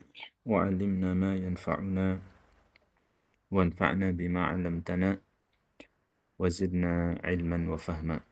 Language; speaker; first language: Arabic; non-native, fluent; Indonesian